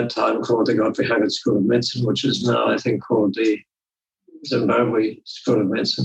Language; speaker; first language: English; native; English